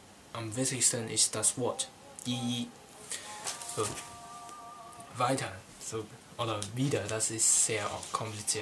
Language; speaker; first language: German; non-native, learner; Cantonese